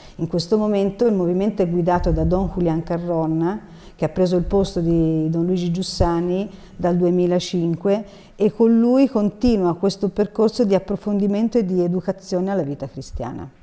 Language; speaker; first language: Italian; native; Italian